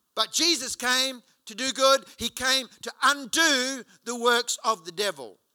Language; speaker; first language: English; native; English